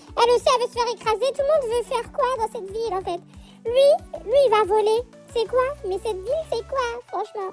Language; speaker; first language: French; native; French